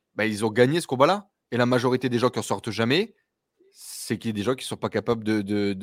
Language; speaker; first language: French; native; French